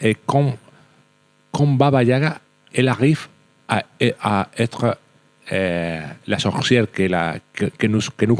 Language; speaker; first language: French; non-native, learner; Spanish